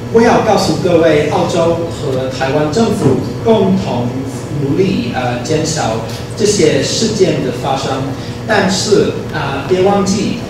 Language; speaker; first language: Chinese; non-native, fluent; English